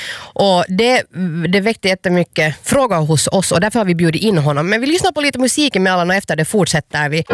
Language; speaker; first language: Swedish; native; Swedish